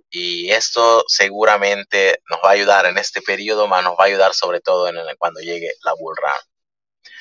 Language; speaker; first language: Spanish; early bilingual, other home language; Italian